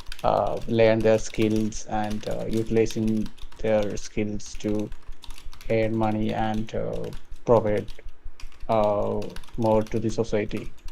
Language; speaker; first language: English; non-native, learner; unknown